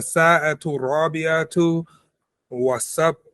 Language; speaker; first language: Arabic; non-native, learner; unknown